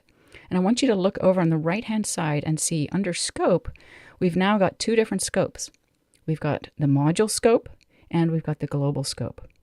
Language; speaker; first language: English; native; English